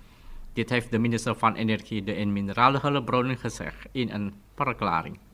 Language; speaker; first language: Dutch; non-native, fluent; Indonesian